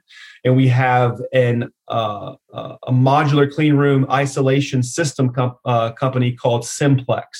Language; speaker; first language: English; native; English